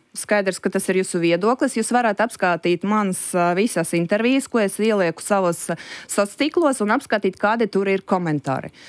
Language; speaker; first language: Latvian; non-native, local second language; Russian